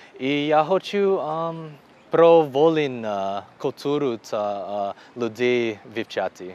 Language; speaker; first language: Ukrainian; non-native, learner; English